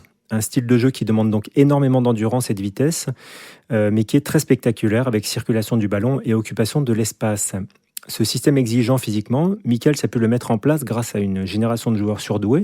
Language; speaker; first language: French; native; French